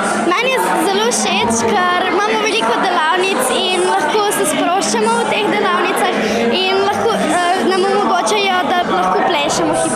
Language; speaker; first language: Slovenian; non-native, learner; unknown